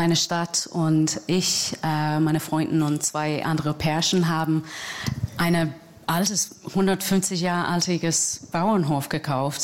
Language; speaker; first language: German; non-native, learner; English